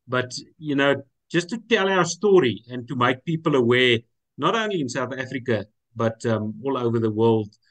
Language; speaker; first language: English; non-native, local second language; Afrikaans